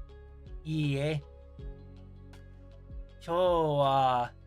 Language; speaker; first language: Japanese; non-native, learner; English